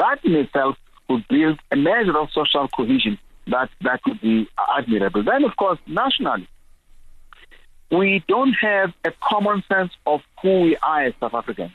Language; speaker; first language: English; non-native, local second language; Xhosa